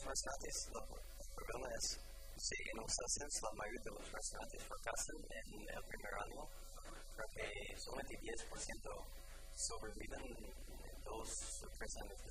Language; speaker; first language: Spanish; non-native, fluent; English